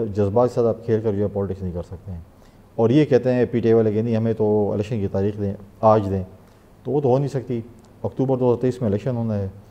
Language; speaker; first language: Urdu; non-native, local second language; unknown